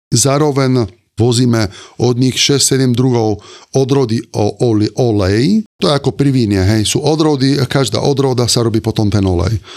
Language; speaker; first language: Slovak; non-native, fluent; Italian